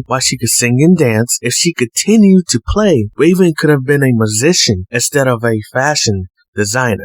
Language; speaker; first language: English; native; English